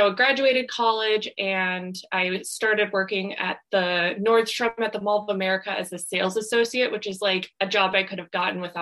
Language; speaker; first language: English; native; English